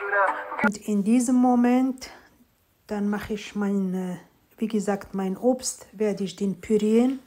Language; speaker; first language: German; non-native, fluent; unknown